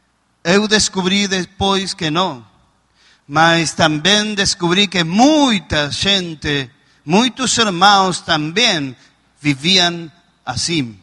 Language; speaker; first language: Portuguese; non-native, learner; Spanish